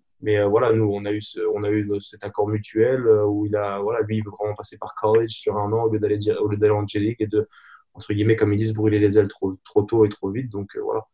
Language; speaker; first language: French; native; French